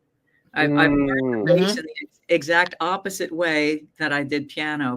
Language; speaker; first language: English; native; English